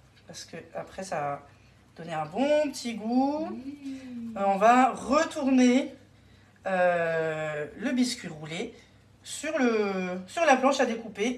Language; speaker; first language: French; native; French